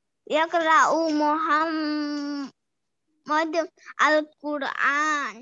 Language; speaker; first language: Arabic; non-native, learner; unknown